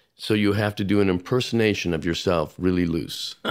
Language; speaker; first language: English; native; English